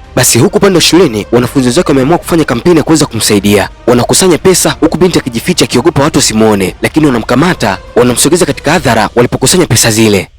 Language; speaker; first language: Swahili; native; Swahili